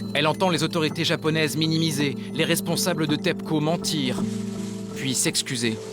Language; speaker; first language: French; native; French